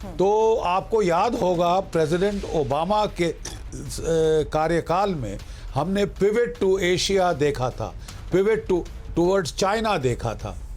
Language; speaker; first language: Hindi; native; Hindi